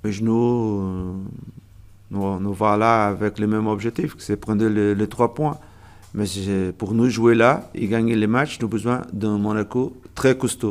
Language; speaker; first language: French; non-native, learner; Portuguese